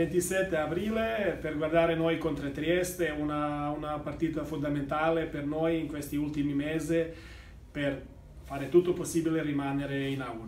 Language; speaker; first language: Italian; non-native, learner; Serbian